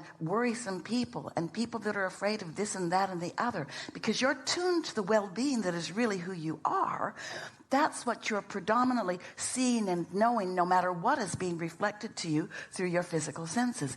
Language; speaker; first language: English; native; English